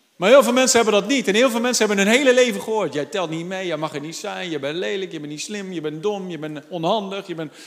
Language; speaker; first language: Dutch; native; Dutch